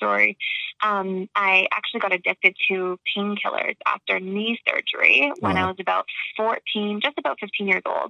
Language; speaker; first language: English; native; English